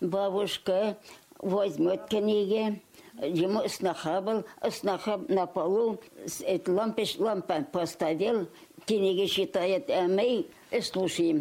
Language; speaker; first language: Russian; non-native, local second language; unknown